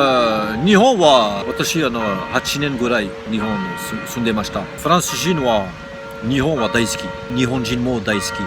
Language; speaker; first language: Japanese; non-native, learner; French